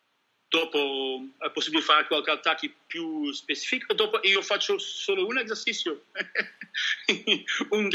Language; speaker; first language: Italian; non-native, learner; Dutch